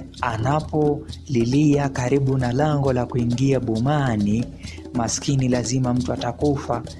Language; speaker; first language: Swahili; non-native, local second language; Luyia